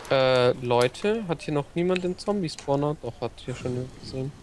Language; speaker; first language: German; native; German